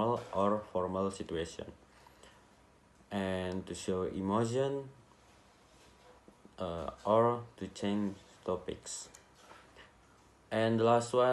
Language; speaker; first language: English; non-native, learner; Indonesian